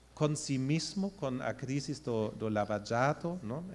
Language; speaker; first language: Portuguese; non-native, fluent; German